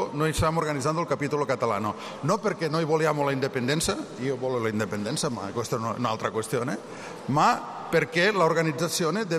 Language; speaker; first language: Italian; non-native, learner; Catalan